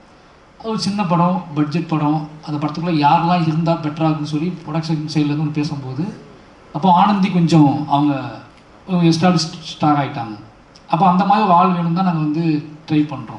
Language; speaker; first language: Tamil; native; Tamil